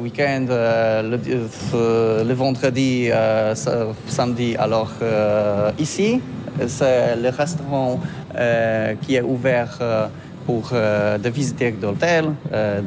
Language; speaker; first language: French; non-native, learner; Polish